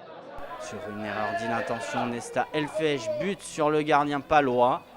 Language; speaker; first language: French; native; French